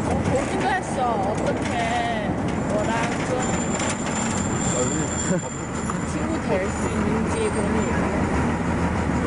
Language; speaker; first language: Korean; early bilingual, heritage; English